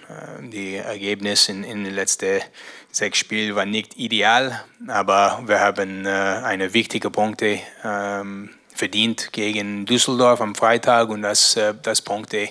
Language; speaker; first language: German; non-native, learner; English